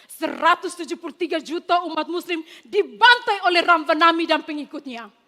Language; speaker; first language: Malay; non-native, fluent; Tetum